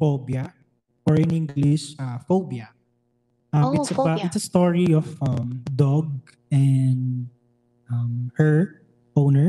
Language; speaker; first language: English; non-native, local second language; Filipino